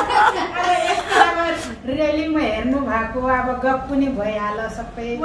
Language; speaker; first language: Nepali; non-native, local second language; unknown